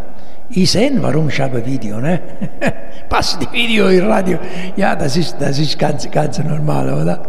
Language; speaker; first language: German; non-native, learner; Italian